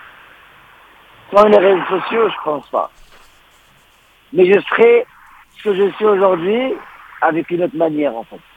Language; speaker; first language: French; non-native, local second language; Arabic